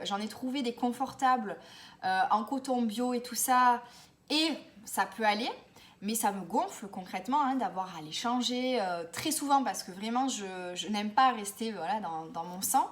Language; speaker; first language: French; native; French